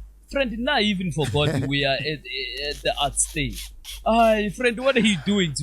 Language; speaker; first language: English; non-native, local second language; Zulu